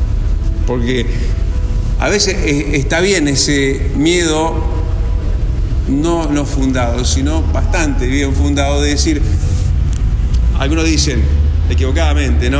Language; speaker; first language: Spanish; native; Spanish